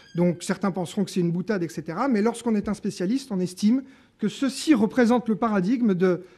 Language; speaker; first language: French; native; French